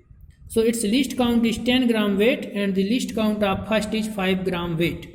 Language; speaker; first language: English; non-native, local second language; Hindi